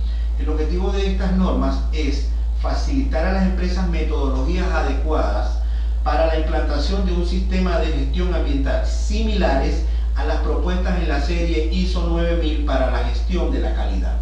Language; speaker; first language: Spanish; native; Spanish